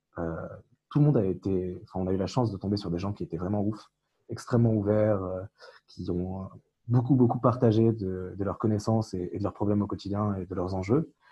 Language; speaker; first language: French; non-native, local second language; Arabic